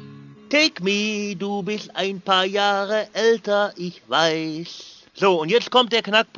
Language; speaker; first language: German; native; German